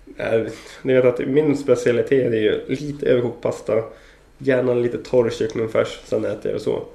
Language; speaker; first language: Swedish; early bilingual, other home language; Greek